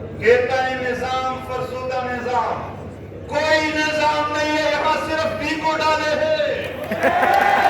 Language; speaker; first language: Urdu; non-native, local second language; Pashto